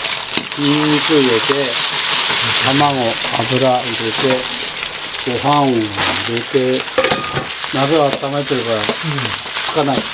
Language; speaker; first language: Japanese; native; Japanese